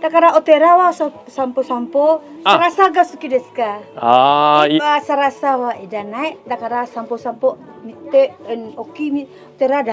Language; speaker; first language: Japanese; non-native, learner; Indonesian